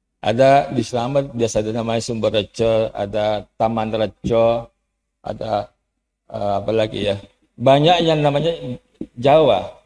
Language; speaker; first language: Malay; non-native, fluent; Javanese